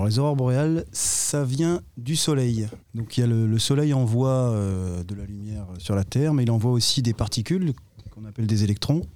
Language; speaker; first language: French; native; French